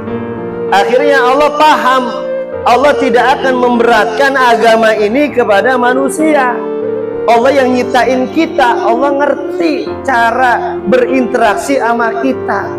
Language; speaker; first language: Indonesian; native; Indonesian